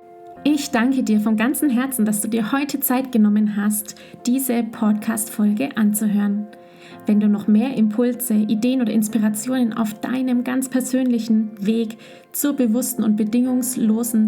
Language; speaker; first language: German; native; German